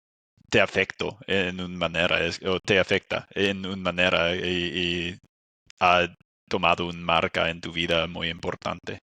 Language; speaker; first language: Spanish; non-native, fluent; English